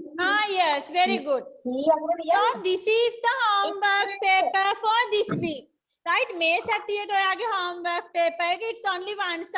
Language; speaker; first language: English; non-native, fluent; Sinhala